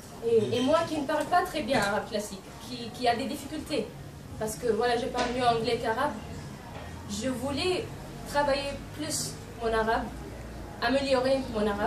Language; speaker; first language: French; non-native, fluent; Arabic